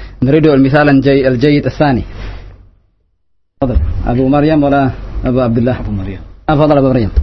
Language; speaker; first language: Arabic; non-native, fluent; Indonesian